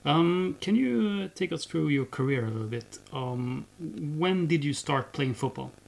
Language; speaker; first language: English; non-native, fluent; Swedish